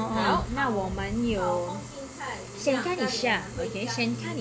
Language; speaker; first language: Chinese; non-native, fluent; Filipino